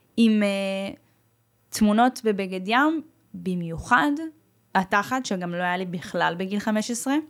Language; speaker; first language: Hebrew; native; Hebrew